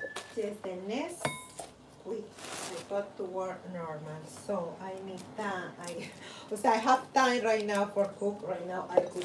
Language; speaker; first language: English; non-native, learner; Spanish